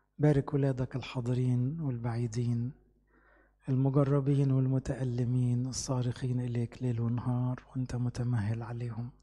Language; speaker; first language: Arabic; native; Arabic